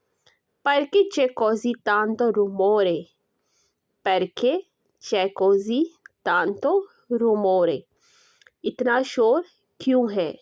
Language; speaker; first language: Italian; non-native, learner; Urdu